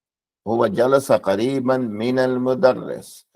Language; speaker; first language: Arabic; non-native, fluent; English